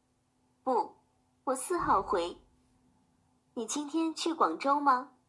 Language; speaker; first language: Chinese; non-native, learner; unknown